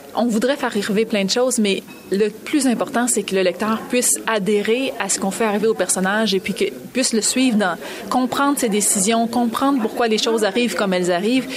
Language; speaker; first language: French; native; French